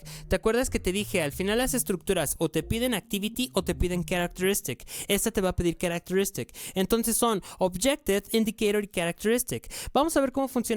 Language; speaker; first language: Spanish; native; Spanish